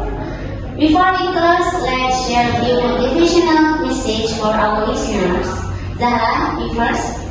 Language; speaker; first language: English; non-native, learner; Indonesian